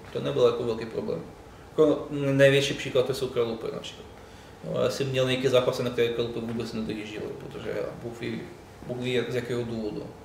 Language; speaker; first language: Czech; non-native, fluent; Russian